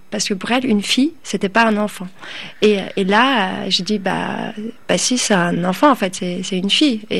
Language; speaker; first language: French; early bilingual, other home language; Turkish